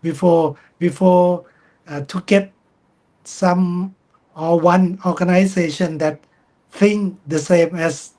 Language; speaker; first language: English; non-native, fluent; Thai